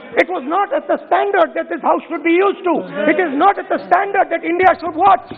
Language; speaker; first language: English; non-native, local second language; Hindi